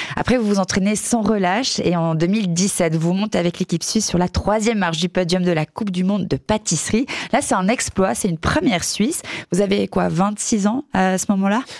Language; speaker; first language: French; native; French